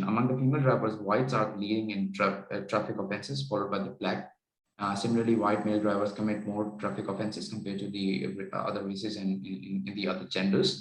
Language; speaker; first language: English; non-native, local second language; Urdu